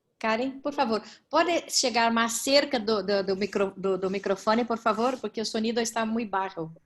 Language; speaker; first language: Portuguese; non-native, learner; Spanish